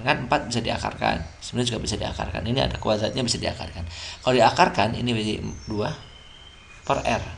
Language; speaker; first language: Indonesian; native; Indonesian